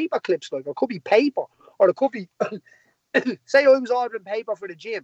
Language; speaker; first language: English; native; English